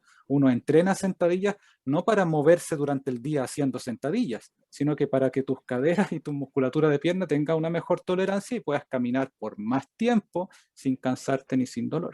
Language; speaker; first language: Spanish; native; Spanish